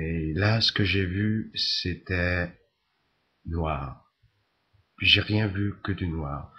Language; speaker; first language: French; native; French